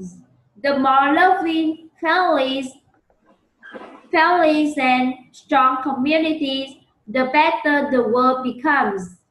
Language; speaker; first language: English; non-native, learner; Vietnamese